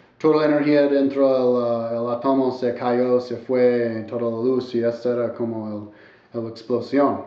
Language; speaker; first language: Spanish; non-native, learner; English